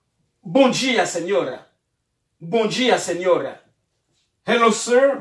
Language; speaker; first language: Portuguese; non-native, learner; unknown